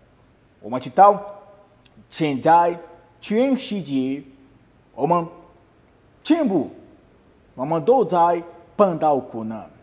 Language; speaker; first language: Chinese; non-native, fluent; Portuguese